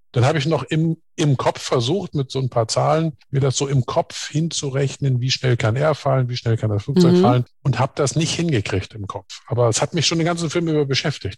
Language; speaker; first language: German; native; German